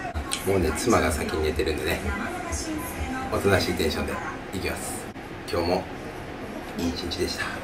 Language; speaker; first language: Japanese; native; Japanese